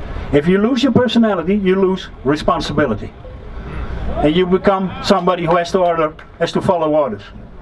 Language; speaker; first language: English; non-native, fluent; Dutch